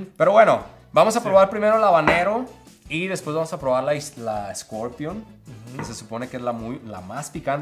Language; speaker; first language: Spanish; native; Spanish